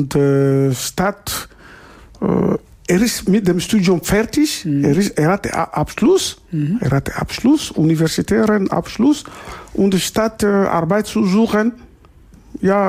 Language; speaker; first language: German; non-native, learner; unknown